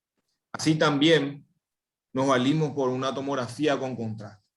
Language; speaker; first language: Spanish; native; Spanish